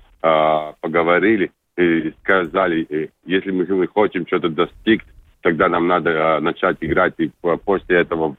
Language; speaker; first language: Russian; non-native, local second language; Latvian